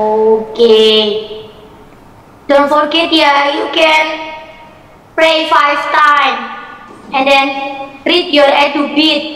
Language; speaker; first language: English; non-native, learner; Indonesian